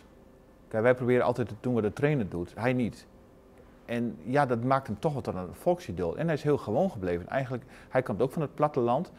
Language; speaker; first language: Dutch; native; Dutch